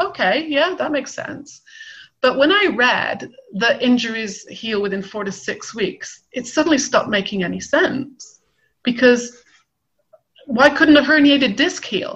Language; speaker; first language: English; native; English